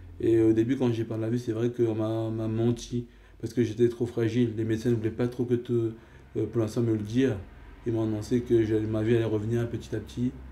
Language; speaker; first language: French; early bilingual, other home language; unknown